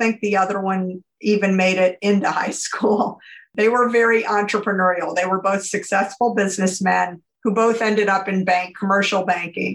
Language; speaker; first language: English; native; English